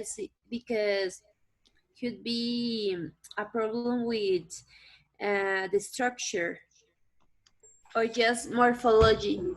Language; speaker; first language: English; non-native, learner; Spanish